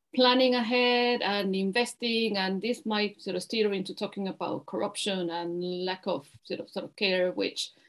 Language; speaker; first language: English; non-native, fluent; Spanish